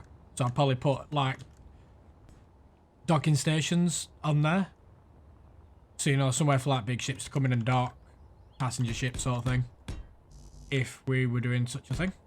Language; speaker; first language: English; native; English